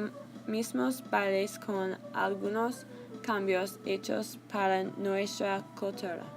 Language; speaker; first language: Spanish; non-native, learner; English